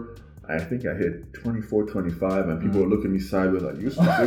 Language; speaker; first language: English; non-native, local second language; Igbo